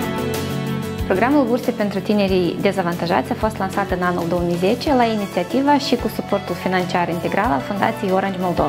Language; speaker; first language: Romanian; native; Romanian